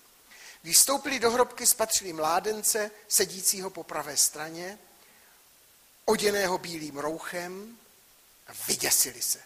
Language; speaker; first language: Czech; native; Czech